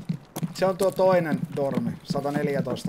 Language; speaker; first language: Finnish; native; Finnish